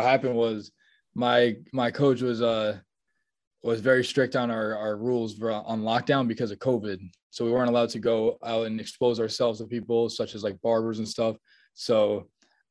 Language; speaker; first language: English; native; English